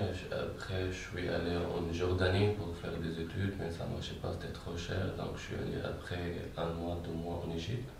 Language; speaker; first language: French; non-native, fluent; Arabic